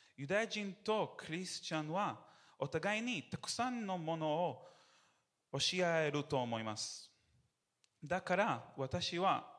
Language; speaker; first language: Japanese; non-native, learner; English